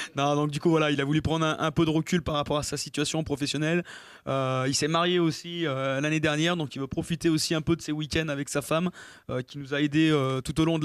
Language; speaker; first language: French; native; French